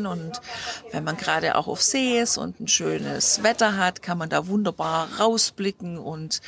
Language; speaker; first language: German; native; German